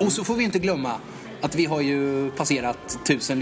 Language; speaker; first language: Swedish; native; Swedish